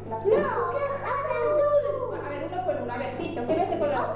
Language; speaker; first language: Spanish; native; Spanish